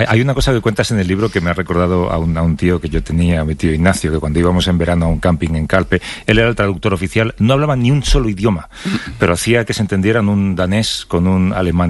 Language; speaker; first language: Spanish; native; Spanish